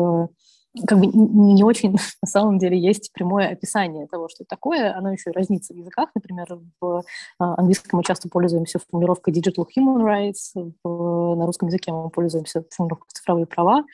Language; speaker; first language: Russian; native; Russian